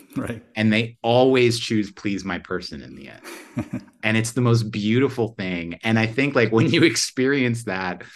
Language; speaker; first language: English; native; English